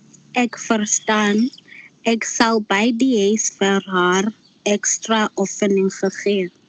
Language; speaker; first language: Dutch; non-native, learner; Afrikaans